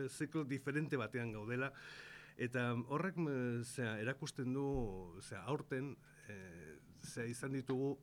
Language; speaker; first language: Basque; non-native, local second language; Spanish